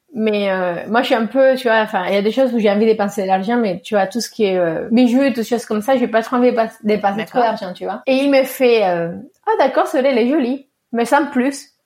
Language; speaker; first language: French; early bilingual, other home language; Spanish